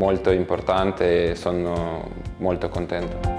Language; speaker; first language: Italian; non-native, learner; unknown